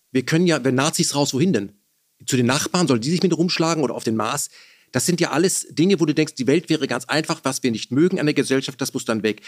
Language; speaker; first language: German; early bilingual, other home language; Persian